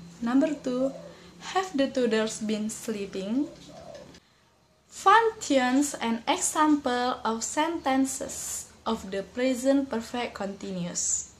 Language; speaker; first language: English; non-native, learner; Indonesian